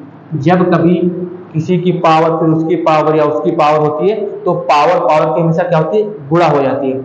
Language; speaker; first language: Hindi; native; Hindi